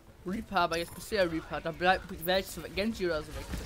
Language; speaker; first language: German; native; German